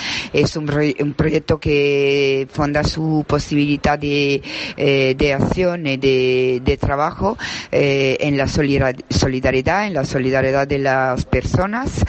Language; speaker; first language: Spanish; non-native, fluent; Italian